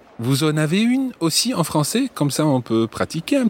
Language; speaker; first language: French; non-native, fluent; English